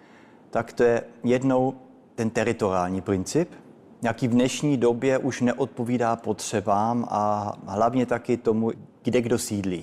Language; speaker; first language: Czech; early bilingual, heritage; Czech